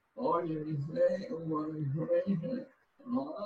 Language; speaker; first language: Portuguese; non-native, learner; English